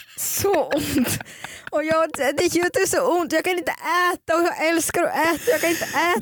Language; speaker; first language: Swedish; early bilingual, other home language; Russian